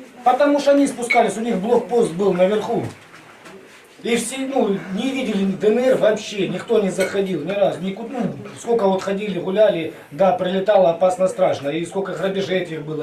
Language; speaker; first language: Russian; native; Russian